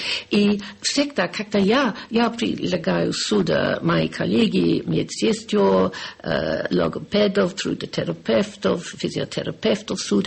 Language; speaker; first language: Russian; non-native, learner; English